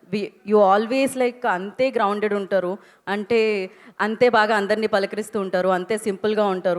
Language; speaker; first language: Telugu; native; Telugu